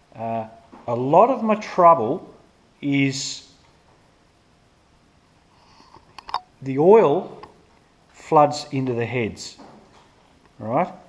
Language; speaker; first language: English; native; English